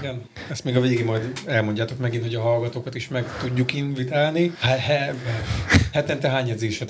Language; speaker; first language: Hungarian; native; Hungarian